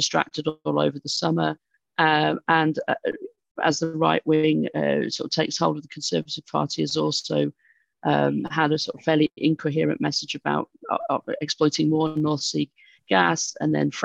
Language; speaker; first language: English; native; English